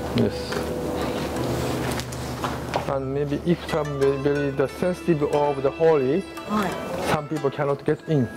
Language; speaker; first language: English; non-native, learner; Japanese